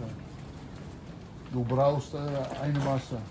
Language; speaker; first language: German; non-native, learner; Dutch